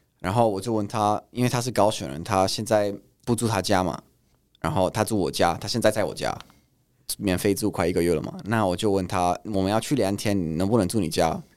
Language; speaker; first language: Chinese; non-native, fluent; Italian